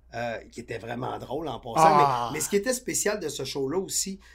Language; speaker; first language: French; native; French